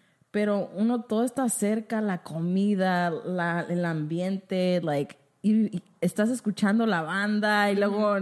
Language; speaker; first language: Spanish; early bilingual, heritage; Spanish